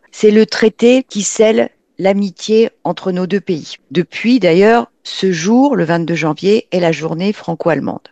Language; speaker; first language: French; native; French